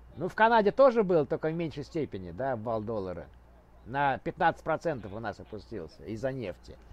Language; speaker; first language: Russian; native; Russian